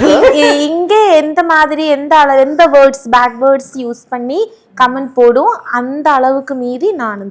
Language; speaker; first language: Tamil; non-native, local second language; Malayalam